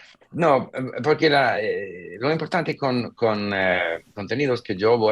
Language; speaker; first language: Spanish; non-native, fluent; English